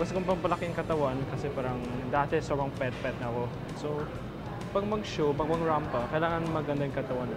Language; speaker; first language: Filipino; non-native, fluent; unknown